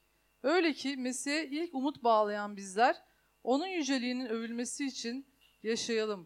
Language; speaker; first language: Turkish; native; Turkish